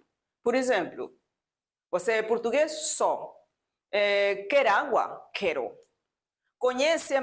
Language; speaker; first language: Portuguese; non-native, fluent; Spanish